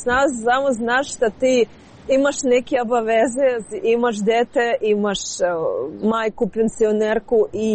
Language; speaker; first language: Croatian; non-native, learner; Ukrainian